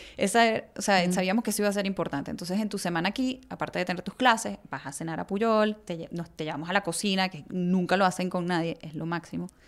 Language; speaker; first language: Spanish; native; Spanish